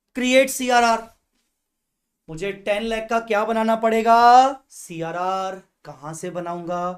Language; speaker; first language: Hindi; native; Hindi